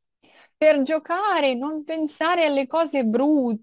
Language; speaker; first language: Italian; non-native, fluent; Russian